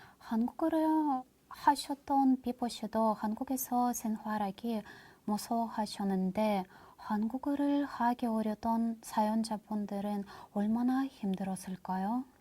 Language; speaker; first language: Korean; non-native, learner; Russian